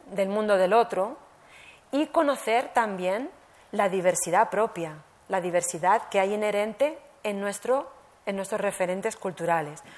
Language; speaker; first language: Spanish; native; Spanish